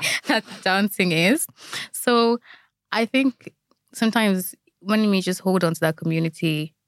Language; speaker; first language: English; non-native, local second language; Igbo